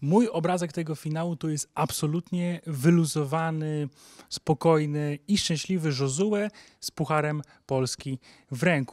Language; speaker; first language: Polish; native; Polish